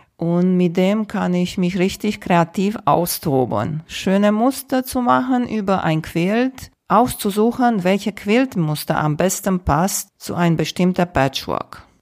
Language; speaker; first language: German; non-native, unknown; Romanian